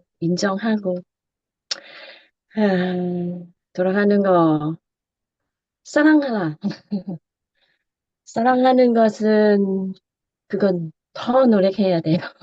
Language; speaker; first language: Korean; non-native, learner; Thai